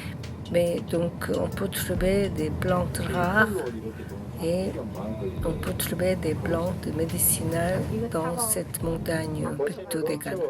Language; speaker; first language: French; non-native, learner; Korean